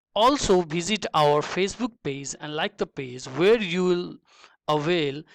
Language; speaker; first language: English; non-native, local second language; Nepali